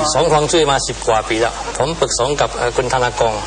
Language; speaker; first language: Thai; non-native, learner; Chinese